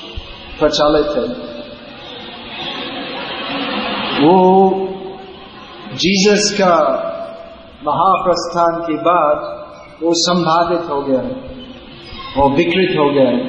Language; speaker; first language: Hindi; non-native, learner; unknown